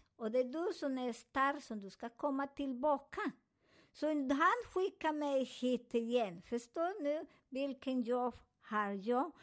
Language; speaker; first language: Swedish; non-native, learner; Spanish